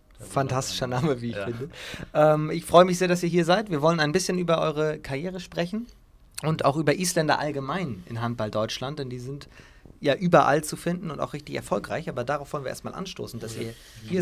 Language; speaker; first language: German; native; German